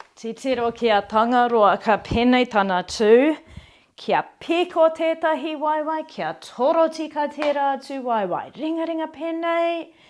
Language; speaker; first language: Māori; non-native, local second language; English